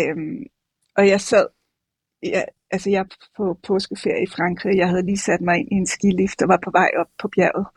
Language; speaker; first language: Danish; native; Danish